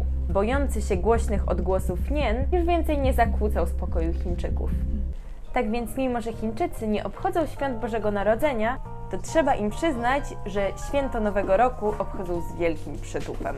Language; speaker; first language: Polish; native; Polish